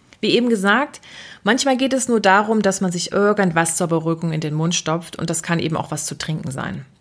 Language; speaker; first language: German; native; German